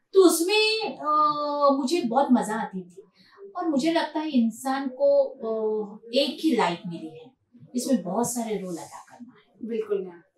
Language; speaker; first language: Hindi; non-native, local second language; Marathi